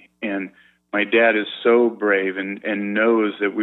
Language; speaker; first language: English; native; English